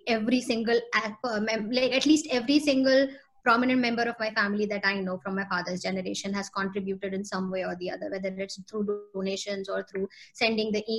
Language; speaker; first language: English; non-native, local second language; Hindi